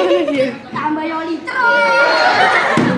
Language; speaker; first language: Indonesian; non-native, local second language; Javanese